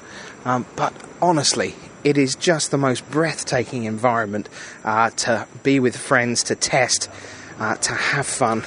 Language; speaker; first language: English; native; English